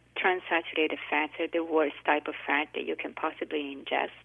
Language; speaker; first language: English; non-native, fluent; Italian